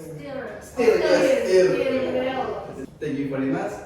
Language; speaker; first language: English; non-native, learner; Indonesian